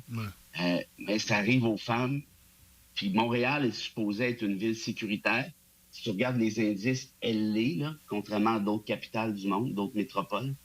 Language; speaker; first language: French; native; French